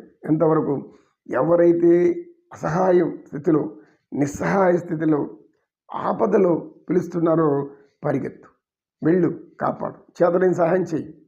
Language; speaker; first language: Telugu; native; Telugu